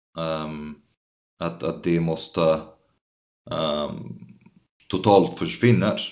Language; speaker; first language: Swedish; non-native, fluent; Arabic